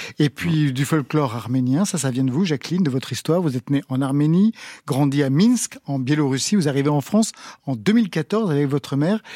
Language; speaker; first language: French; native; French